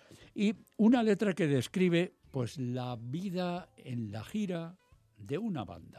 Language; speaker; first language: Spanish; native; Spanish